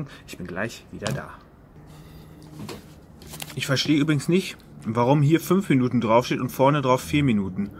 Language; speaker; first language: German; native; German